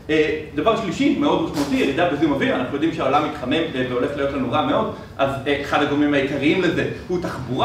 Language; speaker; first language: Hebrew; native; Hebrew